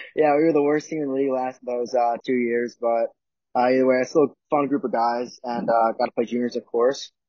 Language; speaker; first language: English; native; English